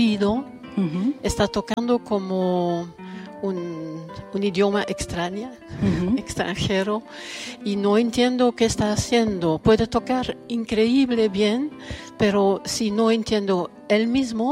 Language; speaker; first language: Spanish; non-native, fluent; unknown